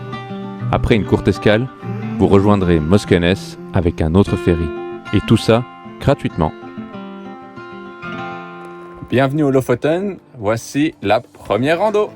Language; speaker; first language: French; native; French